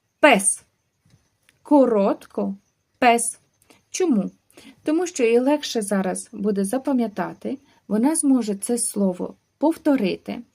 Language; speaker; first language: Ukrainian; native; Ukrainian